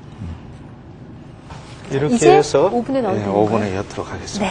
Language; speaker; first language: Korean; native; Korean